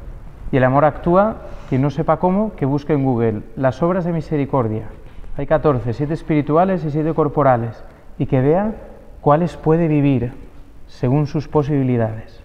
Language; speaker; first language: Spanish; native; Spanish